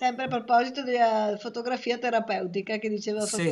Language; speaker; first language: Italian; native; Italian